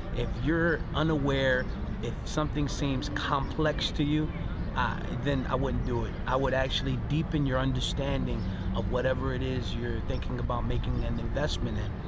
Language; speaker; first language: English; native; English